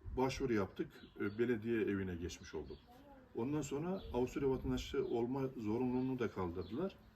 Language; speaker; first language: Turkish; native; Turkish